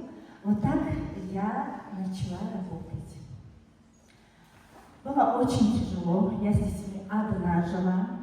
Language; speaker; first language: Russian; non-native, fluent; Tajik